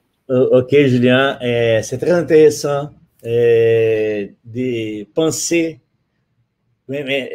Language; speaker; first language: French; non-native, fluent; Portuguese